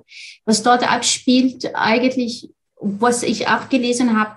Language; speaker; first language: German; non-native, fluent; Arabic